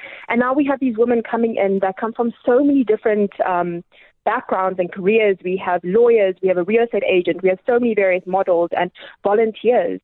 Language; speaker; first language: English; native; English